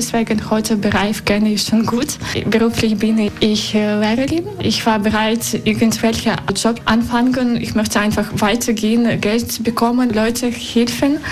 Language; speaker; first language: German; non-native, learner; Russian